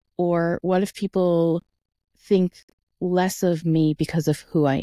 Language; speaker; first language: English; native; English